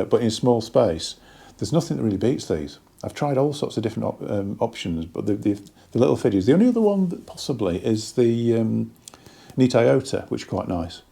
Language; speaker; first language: English; native; English